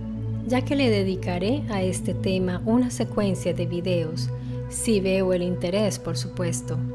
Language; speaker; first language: Spanish; non-native, fluent; Italian